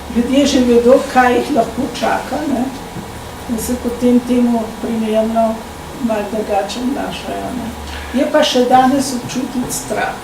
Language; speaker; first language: Slovenian; early bilingual, heritage; Slovenian